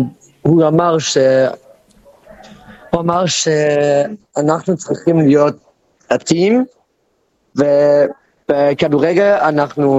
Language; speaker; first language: Hebrew; non-native, learner; German